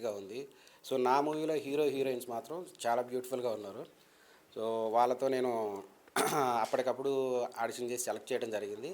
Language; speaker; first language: Telugu; native; Telugu